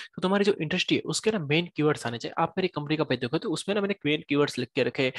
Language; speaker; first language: Hindi; native; Hindi